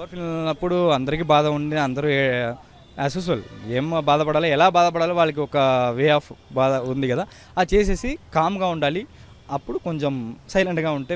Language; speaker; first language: Telugu; early bilingual, heritage; Tamil